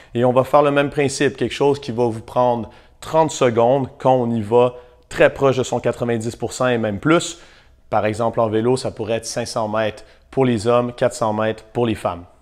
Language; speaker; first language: French; native; French